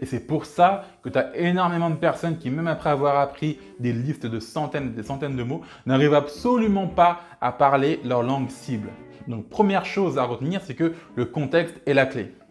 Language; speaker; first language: French; early bilingual, other home language; Lingala